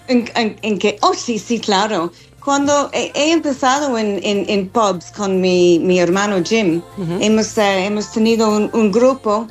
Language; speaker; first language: Spanish; non-native, fluent; English